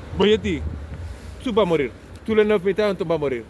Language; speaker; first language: French; non-native, learner; Spanish